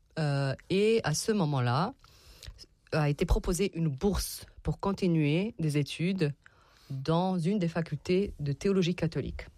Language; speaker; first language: French; non-native, fluent; Serbian